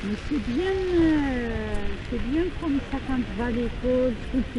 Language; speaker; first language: French; non-native, learner; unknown